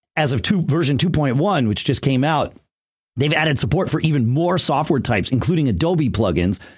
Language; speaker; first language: English; native; English